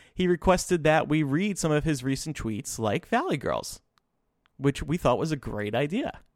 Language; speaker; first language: English; native; English